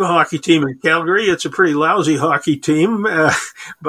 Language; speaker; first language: English; native; English